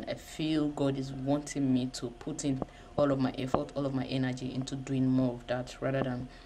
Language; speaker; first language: English; non-native, local second language; Yoruba